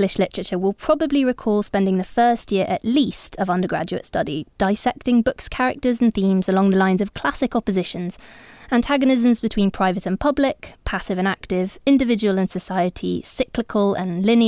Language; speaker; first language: English; native; English